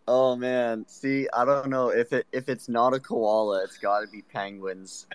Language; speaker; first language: English; native; English